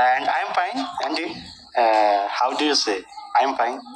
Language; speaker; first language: English; non-native, learner; Bangla